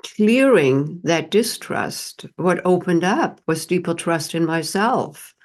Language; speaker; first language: English; non-native, fluent; German